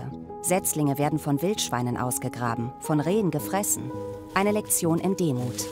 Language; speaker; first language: German; native; German